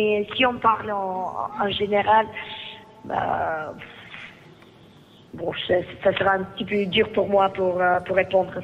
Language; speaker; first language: French; non-native, fluent; Greek